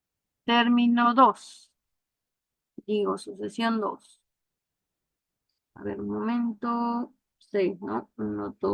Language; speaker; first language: Spanish; native; Spanish